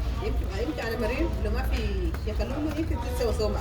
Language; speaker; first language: Arabic; native; Arabic